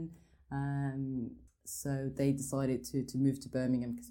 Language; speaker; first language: English; non-native, fluent; Norwegian